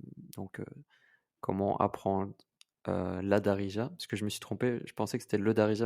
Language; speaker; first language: French; native; French